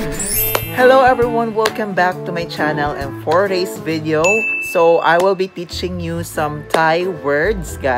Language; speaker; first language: English; non-native, local second language; Filipino